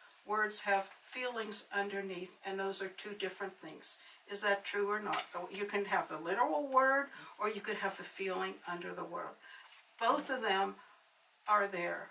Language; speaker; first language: English; native; English